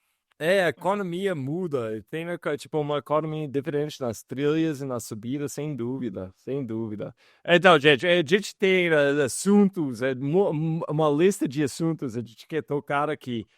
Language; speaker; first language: Portuguese; non-native, fluent; English